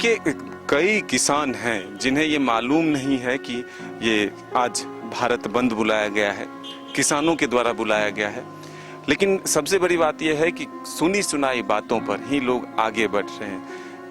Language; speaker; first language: Hindi; native; Hindi